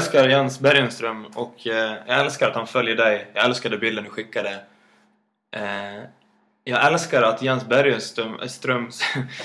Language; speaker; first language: Swedish; native; Swedish